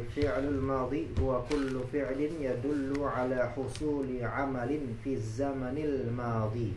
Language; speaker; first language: Arabic; non-native, fluent; Indonesian